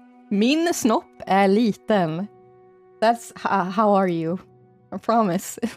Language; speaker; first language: Swedish; native; Swedish